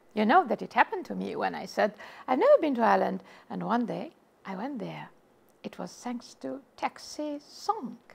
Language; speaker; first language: English; non-native, fluent; Romanian